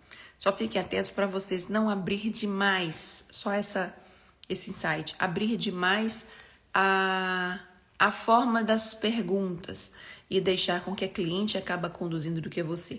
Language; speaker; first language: Portuguese; native; Portuguese